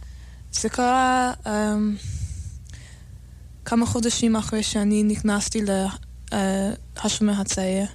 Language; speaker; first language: Hebrew; non-native, learner; English